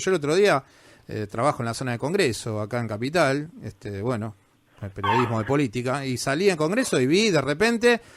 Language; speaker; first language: Spanish; native; Spanish